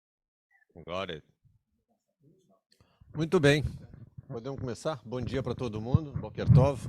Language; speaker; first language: Portuguese; native; Portuguese